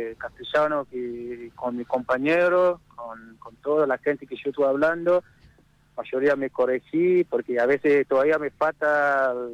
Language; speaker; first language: Spanish; non-native, fluent; English